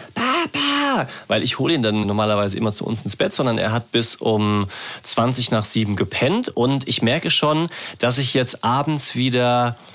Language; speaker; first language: German; native; German